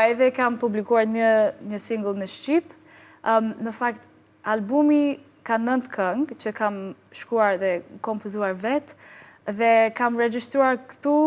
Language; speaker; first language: Albanian; non-native, learner; English